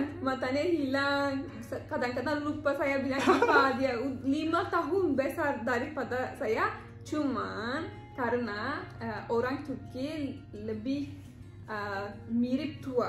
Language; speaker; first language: Indonesian; non-native, learner; Turkish